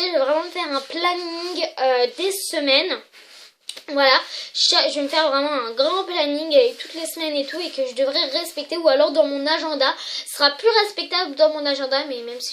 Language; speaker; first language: French; native; French